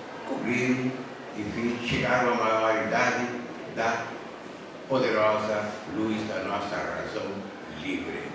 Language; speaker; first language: Portuguese; native; Portuguese